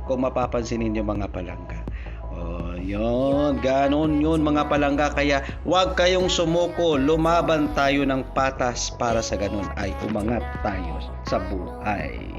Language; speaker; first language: Filipino; non-native, local second language; Cebuano